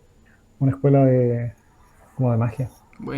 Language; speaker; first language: Spanish; native; Spanish